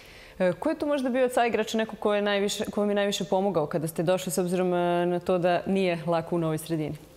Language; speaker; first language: Serbian; native; Serbian